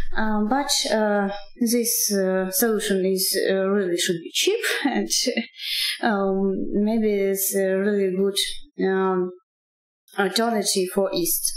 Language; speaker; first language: English; non-native, learner; Russian